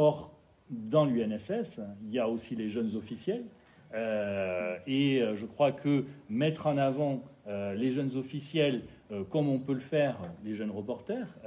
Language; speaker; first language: French; native; French